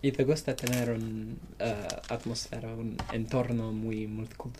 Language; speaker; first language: Spanish; non-native, learner; English